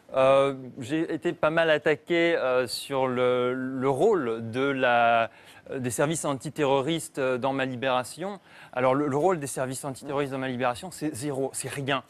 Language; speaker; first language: French; native; French